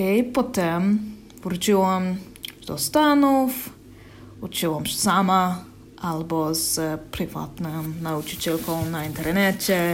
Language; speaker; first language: Polish; non-native, learner; English